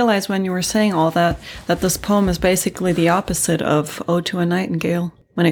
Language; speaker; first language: English; non-native, fluent; Swedish